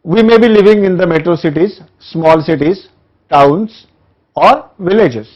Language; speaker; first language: English; non-native, local second language; Marathi